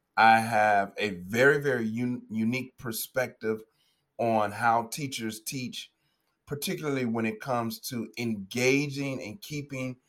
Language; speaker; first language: English; native; English